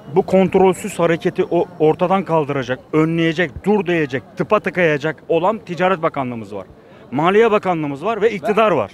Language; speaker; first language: Turkish; native; Turkish